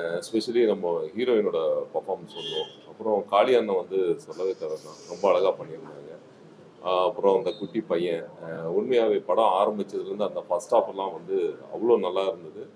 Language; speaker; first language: Tamil; native; Tamil